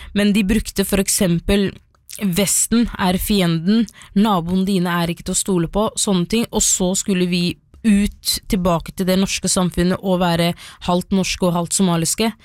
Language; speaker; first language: Norwegian; early bilingual, other home language; Somali